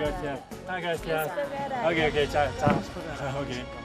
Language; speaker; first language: Spanish; non-native, learner; Korean